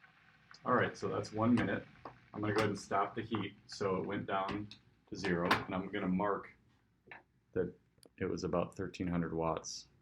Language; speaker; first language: English; native; English